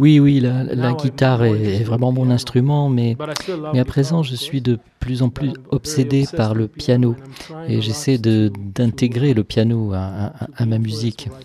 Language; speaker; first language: French; non-native, fluent; Hebrew